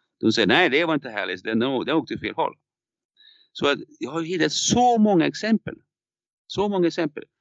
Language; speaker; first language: Swedish; non-native, fluent; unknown